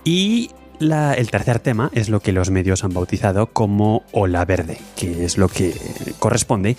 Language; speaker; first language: Spanish; native; Spanish